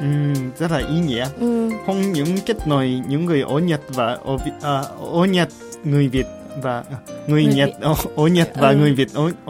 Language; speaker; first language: Vietnamese; non-native, fluent; Japanese